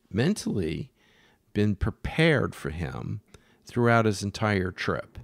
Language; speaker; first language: English; native; English